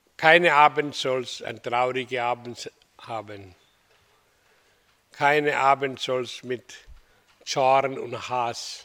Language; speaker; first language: German; non-native, fluent; Hindi